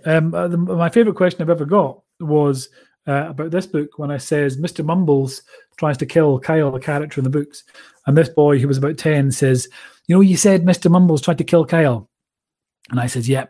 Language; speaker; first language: English; native; English